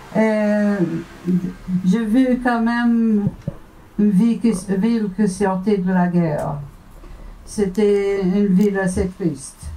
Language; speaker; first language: French; non-native, fluent; English